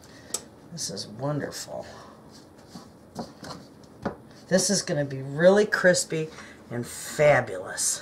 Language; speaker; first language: English; native; English